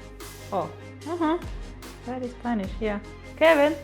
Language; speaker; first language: English; non-native, fluent; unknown